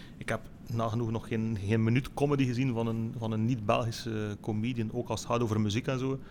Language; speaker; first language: Dutch; native; Dutch